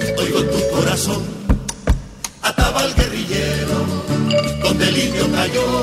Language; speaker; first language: Spanish; native; Spanish